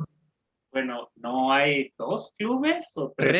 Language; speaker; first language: Spanish; non-native, fluent; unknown